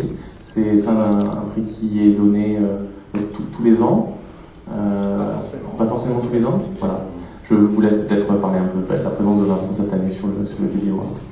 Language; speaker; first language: French; native; French